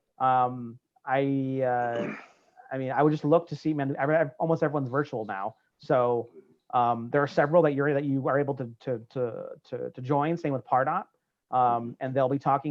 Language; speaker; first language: English; native; English